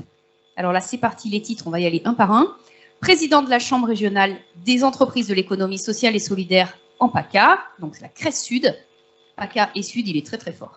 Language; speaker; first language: French; native; French